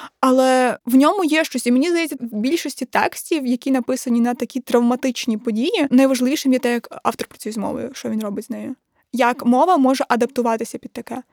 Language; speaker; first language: Ukrainian; native; Ukrainian